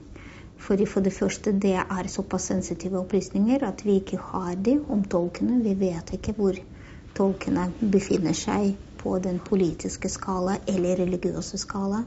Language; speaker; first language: Norwegian; non-native, fluent; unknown